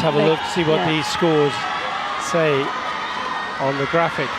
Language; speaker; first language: English; native; English